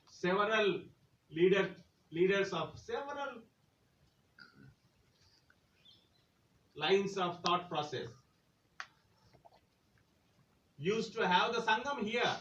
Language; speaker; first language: English; non-native, local second language; Telugu